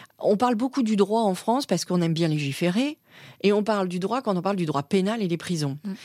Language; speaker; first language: French; native; French